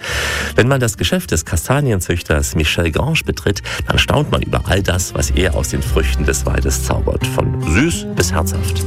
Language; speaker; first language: German; native; German